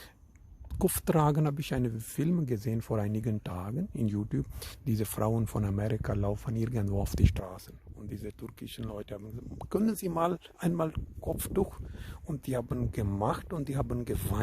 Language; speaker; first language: German; non-native, fluent; Urdu